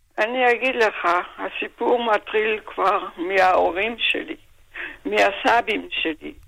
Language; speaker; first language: Hebrew; non-native, fluent; German